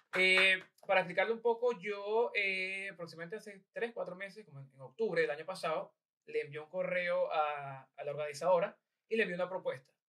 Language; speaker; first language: Spanish; native; Spanish